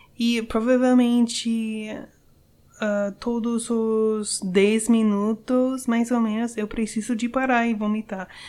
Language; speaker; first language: Portuguese; non-native, learner; English